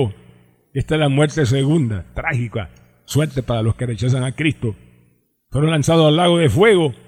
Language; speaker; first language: Spanish; native; Spanish